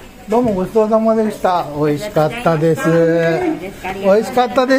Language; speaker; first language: Japanese; native; Japanese